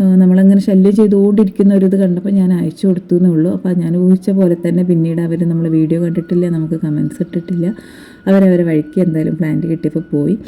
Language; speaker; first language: Malayalam; native; Malayalam